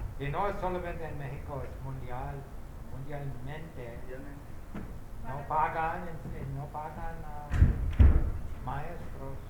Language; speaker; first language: Spanish; non-native, fluent; English